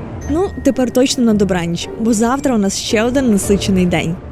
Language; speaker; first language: Ukrainian; native; Ukrainian